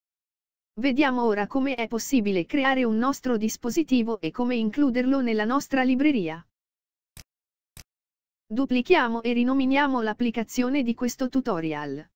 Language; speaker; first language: Italian; native; Italian